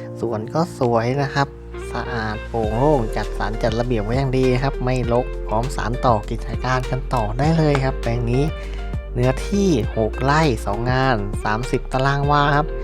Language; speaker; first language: Thai; native; Thai